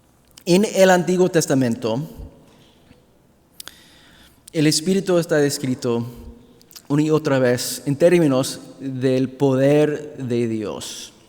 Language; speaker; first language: Spanish; non-native, fluent; English